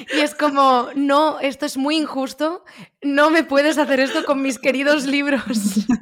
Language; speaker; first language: Spanish; non-native, local second language; Catalan